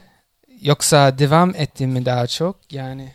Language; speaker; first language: Turkish; non-native, fluent; English